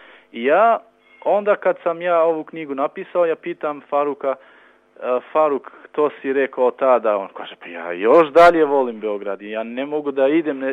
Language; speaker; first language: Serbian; non-native, local second language; Albanian